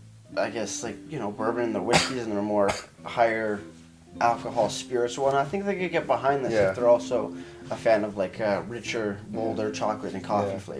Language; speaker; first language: English; native; English